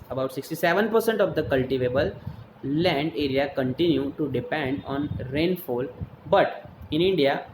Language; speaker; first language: English; non-native, local second language; Gujarati